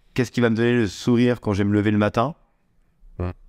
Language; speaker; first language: French; native; French